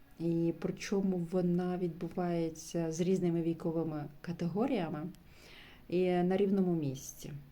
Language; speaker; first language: Ukrainian; non-native, local second language; Russian